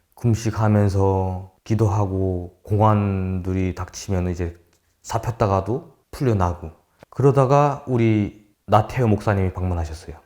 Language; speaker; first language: Korean; native; Korean